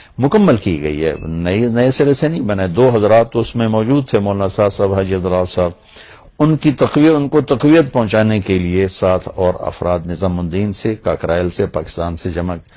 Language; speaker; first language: Urdu; non-native, local second language; Punjabi